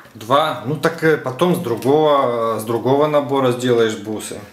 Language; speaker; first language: Russian; native; Russian